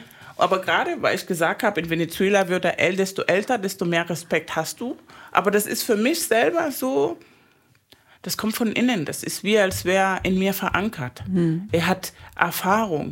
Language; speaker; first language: German; non-native, fluent; Spanish